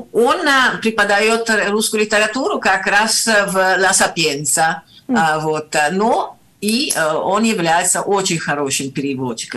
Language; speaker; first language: Russian; non-native, fluent; Italian